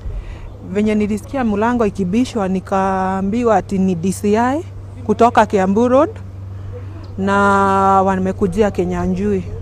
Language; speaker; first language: Swahili; native; Swahili